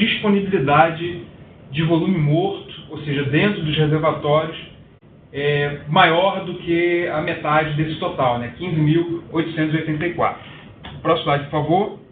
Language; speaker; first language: Portuguese; native; Portuguese